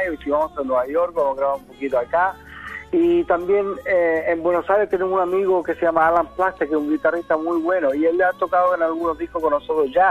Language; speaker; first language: Spanish; native; Spanish